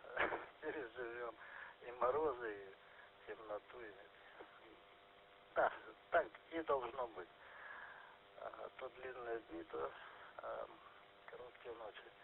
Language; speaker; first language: Russian; native; Russian